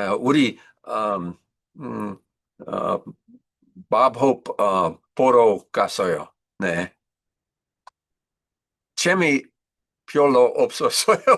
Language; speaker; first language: Korean; non-native, learner; English